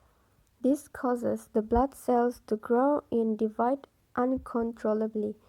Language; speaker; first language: English; non-native, local second language; Malay